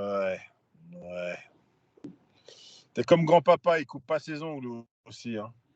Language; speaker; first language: French; native; French